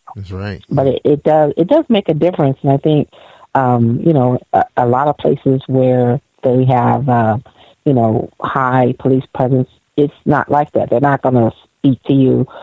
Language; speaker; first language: English; native; English